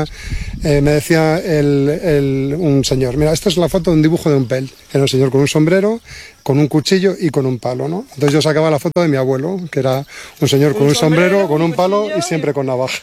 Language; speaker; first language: Spanish; native; Spanish